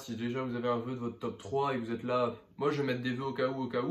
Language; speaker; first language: French; native; French